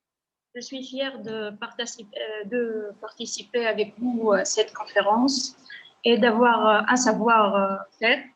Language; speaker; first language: French; non-native, local second language; Arabic